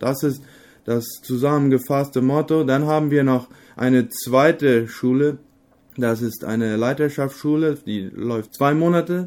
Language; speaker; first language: German; non-native, local second language; Low German